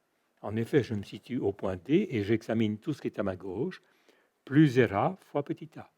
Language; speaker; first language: French; native; French